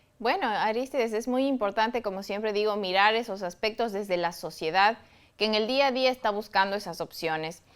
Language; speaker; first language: Spanish; native; Spanish